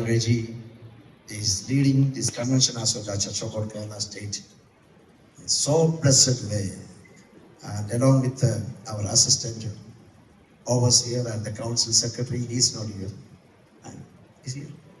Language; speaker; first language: English; non-native, local second language; Malayalam